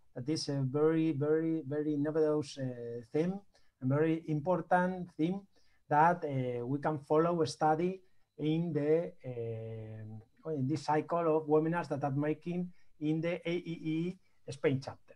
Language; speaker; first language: English; non-native, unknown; Spanish